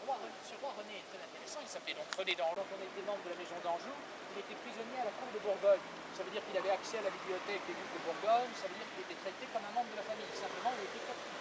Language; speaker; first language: French; native; French